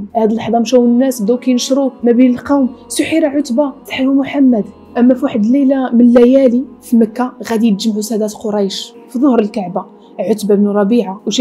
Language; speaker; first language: Arabic; native; Arabic